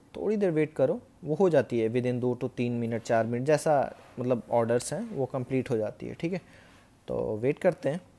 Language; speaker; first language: Hindi; native; Hindi